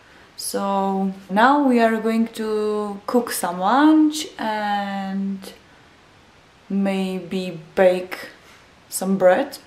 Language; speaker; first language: English; non-native, learner; Czech